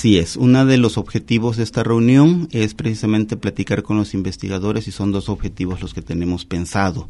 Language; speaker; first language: Spanish; native; Spanish